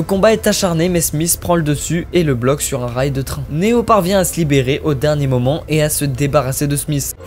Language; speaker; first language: French; native; French